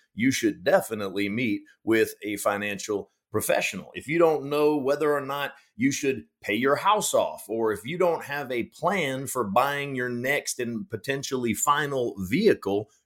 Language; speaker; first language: English; native; English